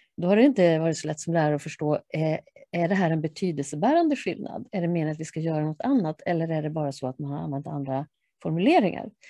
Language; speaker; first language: Swedish; native; Swedish